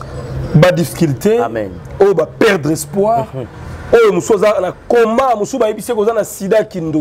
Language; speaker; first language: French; non-native, local second language; Lingala